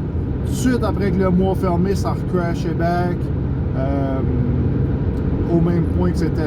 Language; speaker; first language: French; native; French